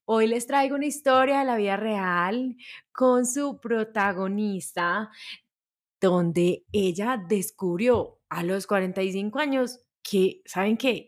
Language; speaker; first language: Spanish; native; Spanish